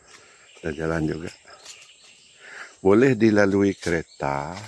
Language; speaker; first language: Malay; native; Malay